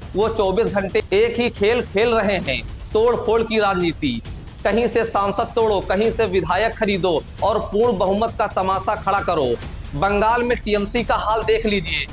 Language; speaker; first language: Hindi; native; Hindi